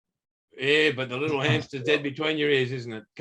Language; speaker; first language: English; native; English